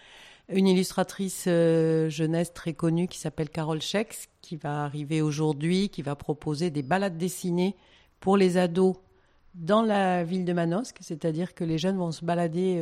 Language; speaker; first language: French; native; French